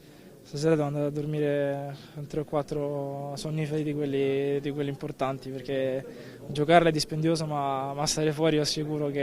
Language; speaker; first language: Italian; native; Italian